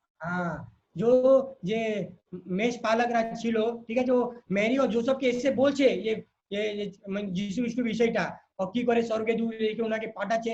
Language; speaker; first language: Bangla; non-native, learner; Hindi